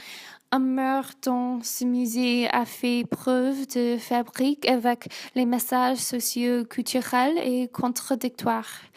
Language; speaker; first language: French; non-native, learner; English